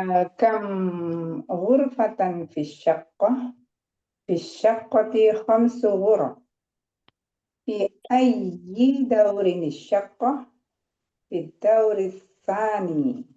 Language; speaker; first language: Arabic; non-native, learner; Indonesian